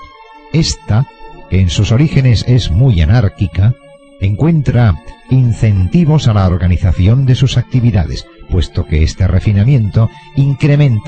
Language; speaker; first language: Spanish; native; Spanish